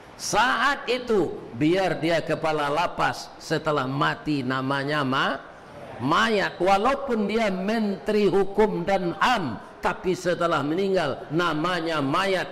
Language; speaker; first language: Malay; non-native, local second language; Minangkabau